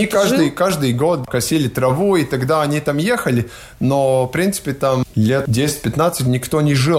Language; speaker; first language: Russian; non-native, local second language; Latvian